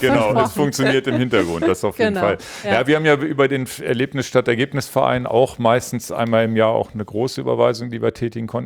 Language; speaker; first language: German; native; German